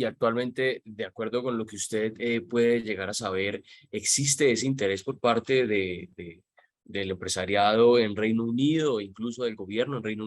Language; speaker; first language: Spanish; native; Spanish